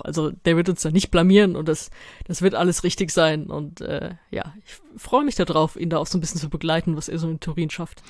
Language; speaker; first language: German; native; German